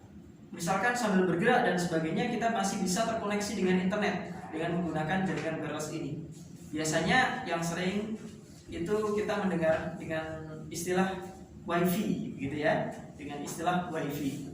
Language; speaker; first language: Indonesian; native; Indonesian